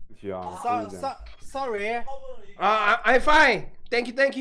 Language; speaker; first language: English; non-native, learner; Korean